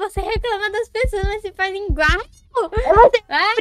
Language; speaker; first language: Portuguese; native; Portuguese